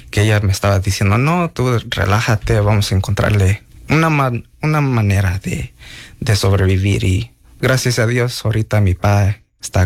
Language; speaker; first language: Spanish; early bilingual, heritage; Spanish